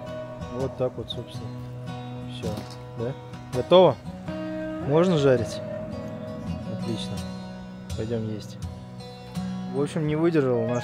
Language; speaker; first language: Russian; native; Russian